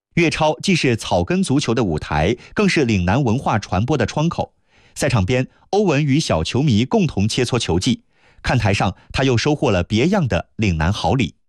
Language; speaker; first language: Chinese; native; Chinese